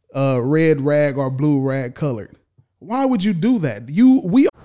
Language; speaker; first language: English; native; English